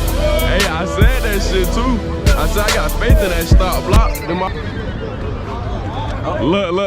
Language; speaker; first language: English; native; English